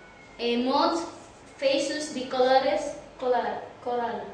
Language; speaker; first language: Catalan; non-native, learner; Cebuano